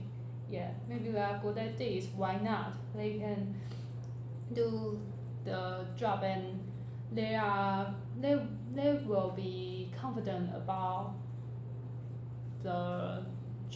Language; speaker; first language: English; non-native, learner; Chinese